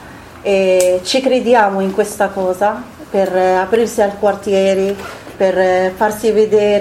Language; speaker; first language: Italian; non-native, fluent; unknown